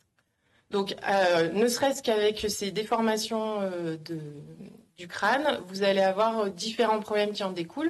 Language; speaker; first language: French; native; French